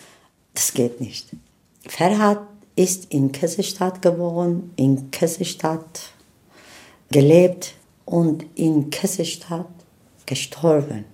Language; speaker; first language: German; non-native, learner; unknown